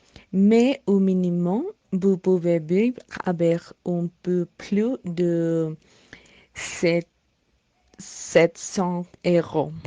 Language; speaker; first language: French; non-native, learner; Spanish